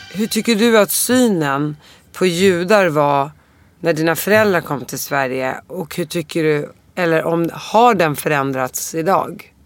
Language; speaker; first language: Swedish; early bilingual, other home language; Arabic